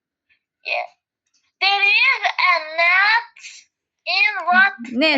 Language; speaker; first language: English; non-native, learner; Azerbaijani